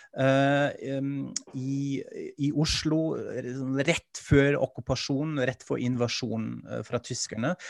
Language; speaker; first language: Norwegian; non-native, fluent; German